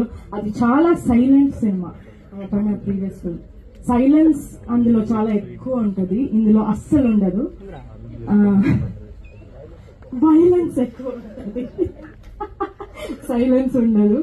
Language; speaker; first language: Telugu; non-native, fluent; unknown